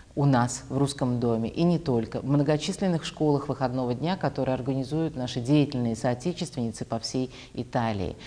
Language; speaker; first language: Russian; native; Russian